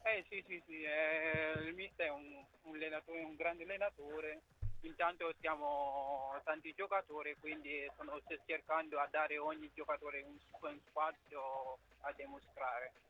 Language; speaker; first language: Italian; non-native, fluent; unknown